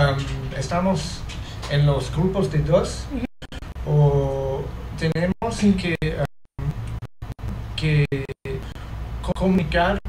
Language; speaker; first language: Spanish; non-native, learner; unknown